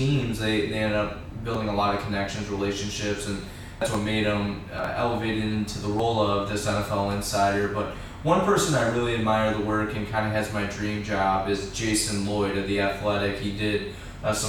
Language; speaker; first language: English; native; English